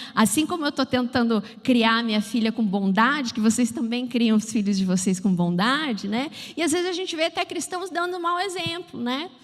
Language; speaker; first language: Portuguese; native; Portuguese